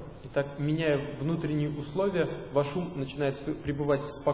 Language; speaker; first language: Russian; native; Russian